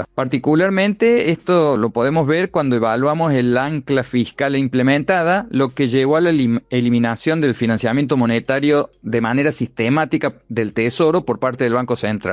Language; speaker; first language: Spanish; native; Spanish